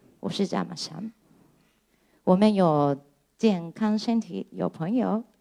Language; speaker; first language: Chinese; non-native, fluent; Japanese